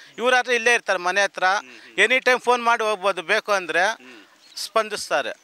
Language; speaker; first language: Kannada; native; Kannada